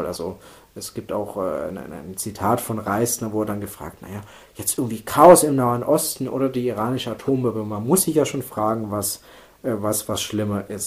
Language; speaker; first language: German; native; German